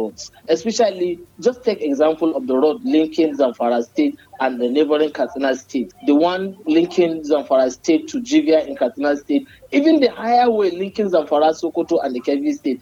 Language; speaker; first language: English; non-native, local second language; Hausa